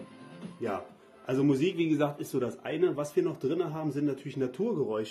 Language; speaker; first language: German; native; German